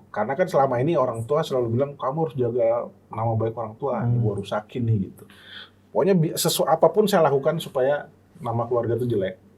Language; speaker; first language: Indonesian; native; Indonesian